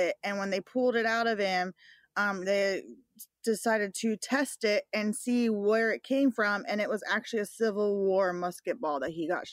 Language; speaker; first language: English; native; English